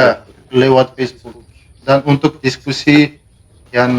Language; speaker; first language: Indonesian; non-native, learner; Malagasy